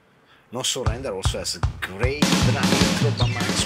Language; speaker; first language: English; non-native, fluent; Italian